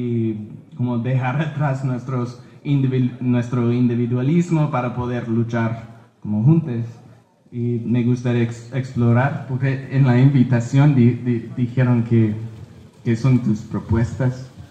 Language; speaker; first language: Spanish; early bilingual, heritage; Spanish